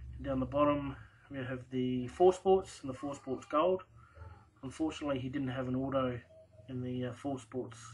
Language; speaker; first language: English; native; English